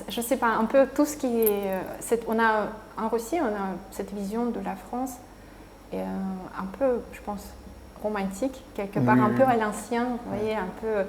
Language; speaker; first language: French; non-native, fluent; Russian